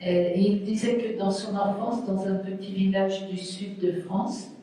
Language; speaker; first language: French; non-native, fluent; Spanish